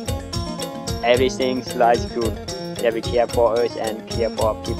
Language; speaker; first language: English; non-native, learner; Khmer